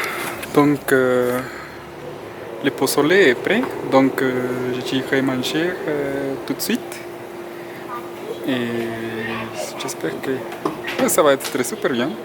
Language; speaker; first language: French; non-native, fluent; Spanish